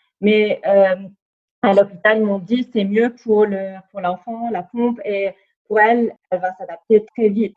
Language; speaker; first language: French; non-native, fluent; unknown